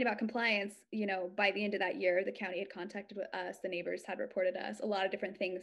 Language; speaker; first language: English; native; English